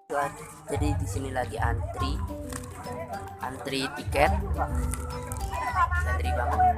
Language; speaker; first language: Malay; non-native, local second language; Javanese